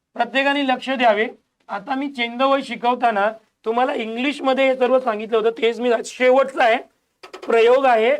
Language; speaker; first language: Marathi; non-native, local second language; Hindi